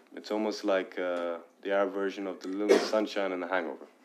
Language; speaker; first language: English; non-native, fluent; Arabic